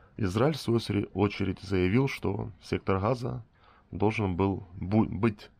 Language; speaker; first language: Russian; native; Russian